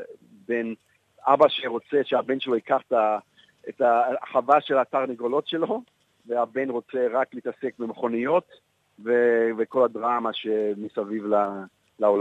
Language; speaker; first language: Hebrew; non-native, fluent; English